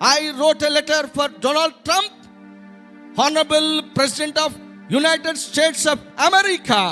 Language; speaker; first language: English; non-native, local second language; Telugu